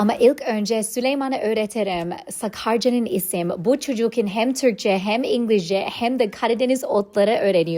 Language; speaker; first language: Turkish; non-native, learner; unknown